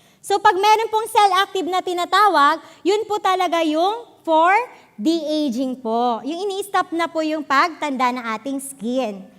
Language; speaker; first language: Filipino; native; Filipino